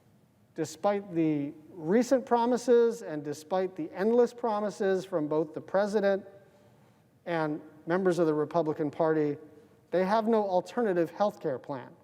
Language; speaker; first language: English; native; English